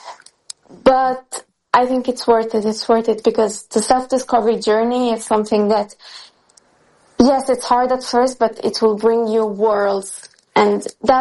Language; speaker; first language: English; non-native, fluent; Italian